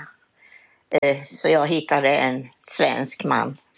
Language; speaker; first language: Swedish; native; Swedish